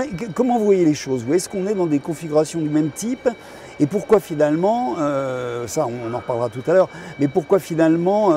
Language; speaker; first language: French; native; French